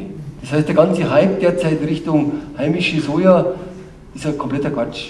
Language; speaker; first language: German; native; German